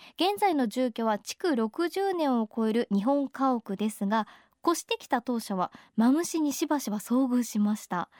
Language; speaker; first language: Japanese; native; Japanese